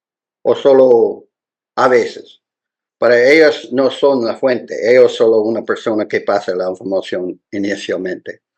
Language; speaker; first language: Spanish; non-native, learner; English